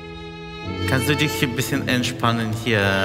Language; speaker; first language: German; non-native, fluent; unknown